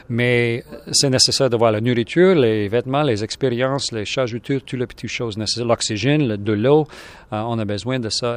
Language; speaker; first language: French; non-native, local second language; English